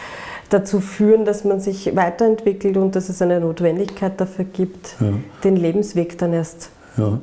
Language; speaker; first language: German; native; German